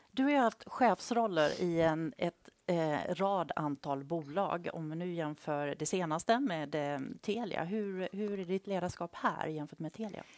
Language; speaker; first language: Swedish; native; Swedish